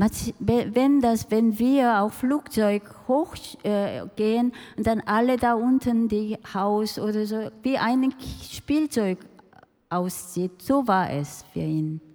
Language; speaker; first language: German; non-native, fluent; Korean